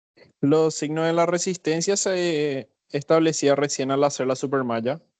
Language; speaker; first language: Spanish; native; Spanish